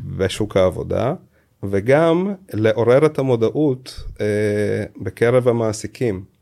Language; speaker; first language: Hebrew; early bilingual, other home language; Russian